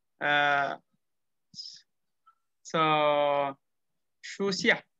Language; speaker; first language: Chinese; non-native, learner; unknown